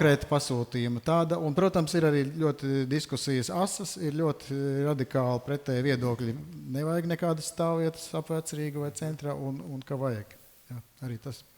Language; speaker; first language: Latvian; native; Latvian